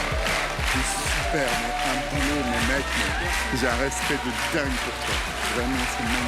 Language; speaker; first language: French; native; French